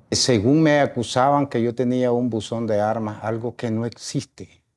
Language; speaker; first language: Spanish; native; Spanish